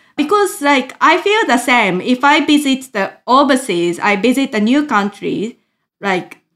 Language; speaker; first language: English; non-native, fluent; Japanese